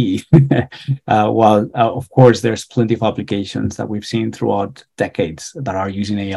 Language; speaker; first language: English; non-native, fluent; Spanish